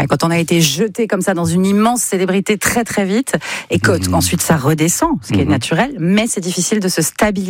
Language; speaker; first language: French; native; French